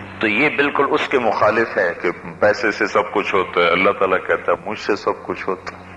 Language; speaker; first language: Urdu; non-native, local second language; Punjabi